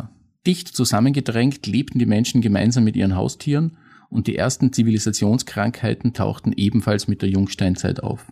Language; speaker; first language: German; native; German